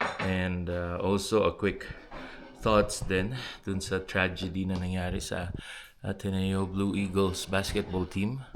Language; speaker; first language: Filipino; non-native, local second language; Cebuano